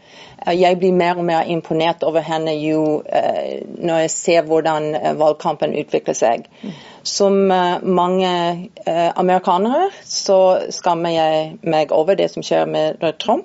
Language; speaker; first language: Norwegian; non-native, fluent; English